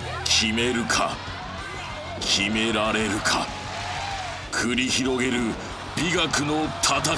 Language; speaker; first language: Japanese; native; Japanese